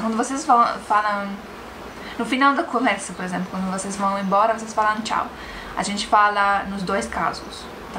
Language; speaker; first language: Portuguese; non-native, fluent; Estonian